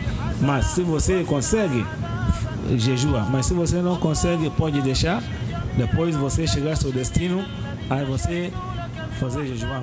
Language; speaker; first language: Portuguese; non-native, learner; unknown